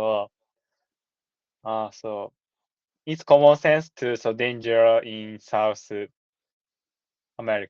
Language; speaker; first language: English; non-native, learner; Japanese